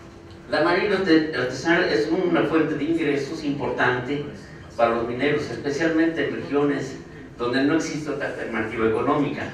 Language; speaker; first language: Spanish; native; Spanish